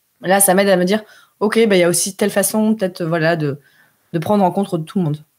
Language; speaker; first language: French; early bilingual, heritage; French